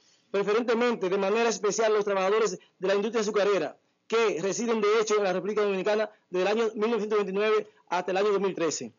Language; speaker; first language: Spanish; native; Spanish